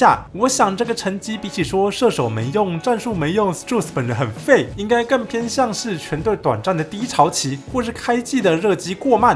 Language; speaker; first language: Chinese; native; Chinese